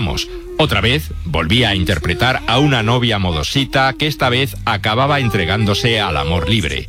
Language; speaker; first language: Spanish; native; Spanish